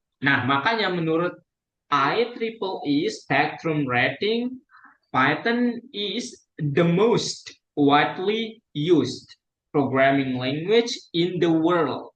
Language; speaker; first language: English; non-native, fluent; Indonesian